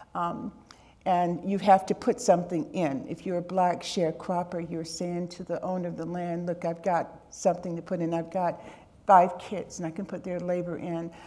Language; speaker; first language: English; native; English